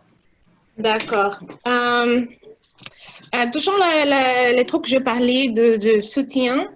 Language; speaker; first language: French; non-native, local second language; Portuguese